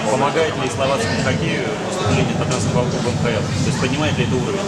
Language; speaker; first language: Russian; native; Russian